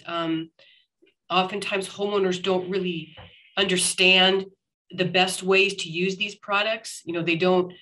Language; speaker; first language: English; native; English